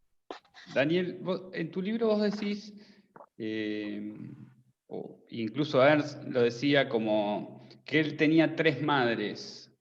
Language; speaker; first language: Spanish; native; Spanish